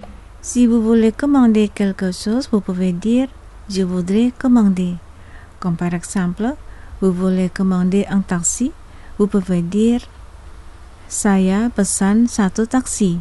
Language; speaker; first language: French; non-native, fluent; Indonesian